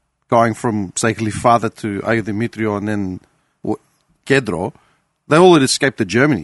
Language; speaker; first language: English; early bilingual, other home language; Greek